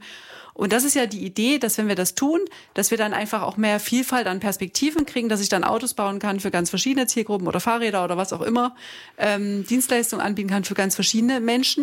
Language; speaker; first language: German; native; German